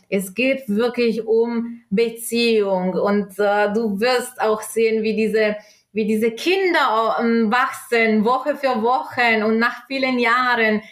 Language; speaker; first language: German; non-native, local second language; Italian